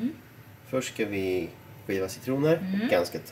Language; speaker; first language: Swedish; non-native, fluent; Japanese